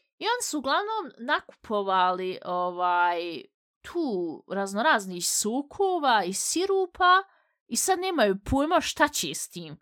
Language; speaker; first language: Bosnian; early bilingual, heritage; Bosnian